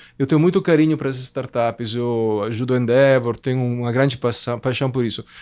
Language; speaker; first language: Portuguese; non-native, fluent; Italian